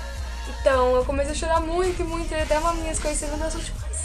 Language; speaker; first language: Portuguese; native; Portuguese